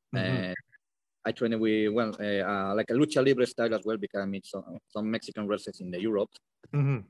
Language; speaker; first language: English; non-native, learner; Spanish